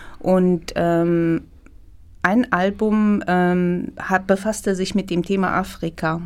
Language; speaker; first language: German; non-native, fluent; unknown